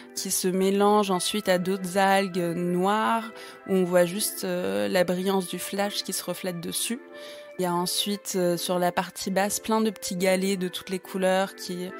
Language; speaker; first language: French; early bilingual, other home language; German